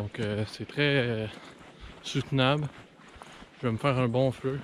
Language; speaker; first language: French; native; French